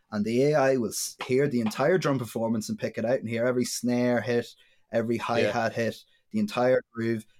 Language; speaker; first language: English; native; English